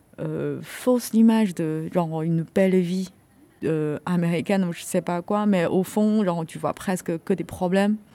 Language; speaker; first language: French; non-native, fluent; Chinese